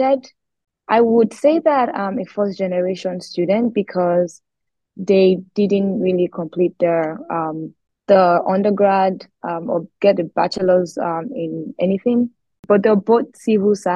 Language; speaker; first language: English; non-native, local second language; Yoruba